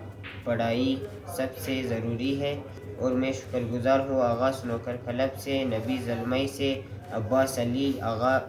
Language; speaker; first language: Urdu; non-native, local second language; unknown